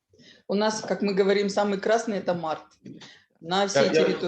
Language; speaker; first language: Russian; native; Russian